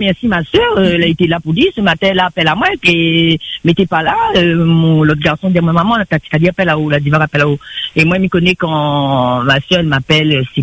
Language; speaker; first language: French; non-native, local second language; Réunion Creole French